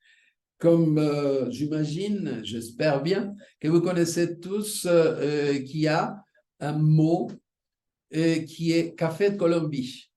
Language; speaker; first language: French; non-native, fluent; Spanish